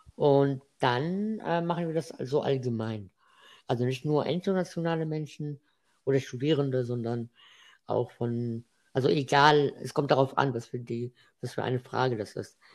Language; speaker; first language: German; non-native, fluent; Arabic